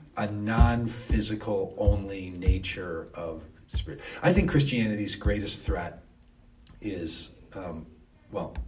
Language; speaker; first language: English; native; English